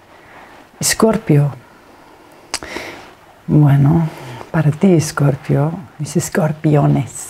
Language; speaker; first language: Spanish; non-native, fluent; Danish